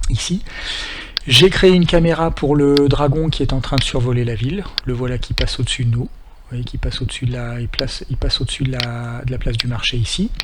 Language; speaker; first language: French; native; French